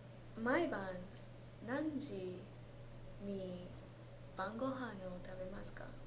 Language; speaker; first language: Japanese; non-native, learner; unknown